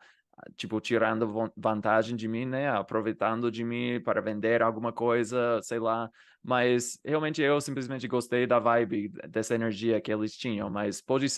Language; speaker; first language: Portuguese; non-native, fluent; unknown